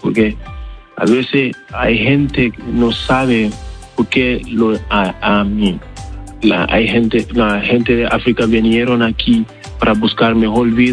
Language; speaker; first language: Spanish; non-native, learner; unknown